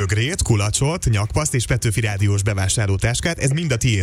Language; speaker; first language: Hungarian; native; Hungarian